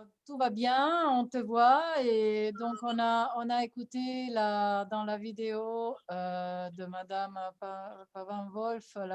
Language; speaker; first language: French; non-native, fluent; Italian